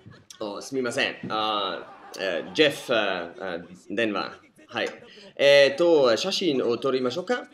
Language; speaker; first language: Japanese; non-native, learner; English